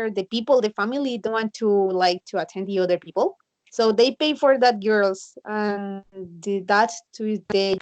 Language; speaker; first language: English; non-native, learner; Spanish